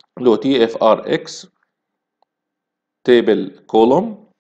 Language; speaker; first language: Arabic; native; Arabic